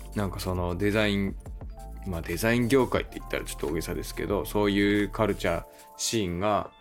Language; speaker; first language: Japanese; native; Japanese